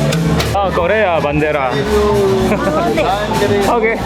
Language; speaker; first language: Spanish; non-native, learner; Korean